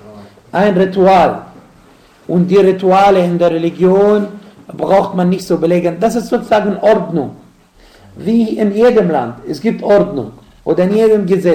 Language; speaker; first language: German; non-native, fluent; Arabic